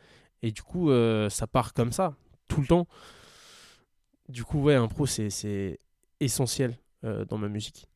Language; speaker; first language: French; native; French